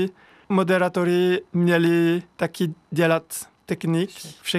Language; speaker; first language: Czech; non-native, fluent; French